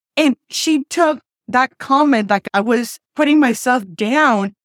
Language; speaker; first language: English; non-native, fluent; Spanish